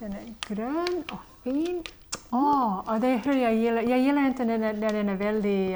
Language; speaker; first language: Swedish; non-native, fluent; English